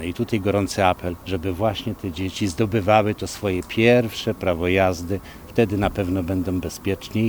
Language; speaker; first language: Polish; native; Polish